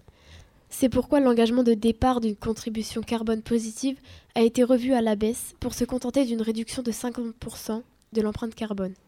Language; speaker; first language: French; native; French